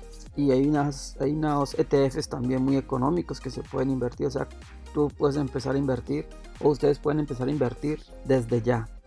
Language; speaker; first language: Spanish; native; Spanish